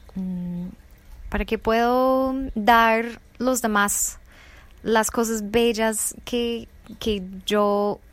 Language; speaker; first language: Spanish; non-native, fluent; English